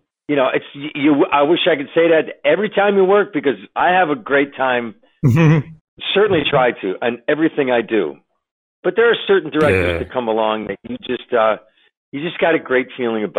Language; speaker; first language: English; native; English